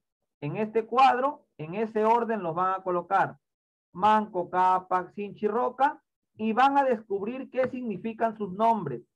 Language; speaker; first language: Spanish; native; Spanish